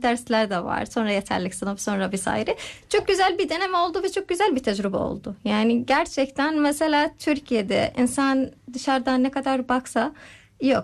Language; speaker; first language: Turkish; non-native, learner; Arabic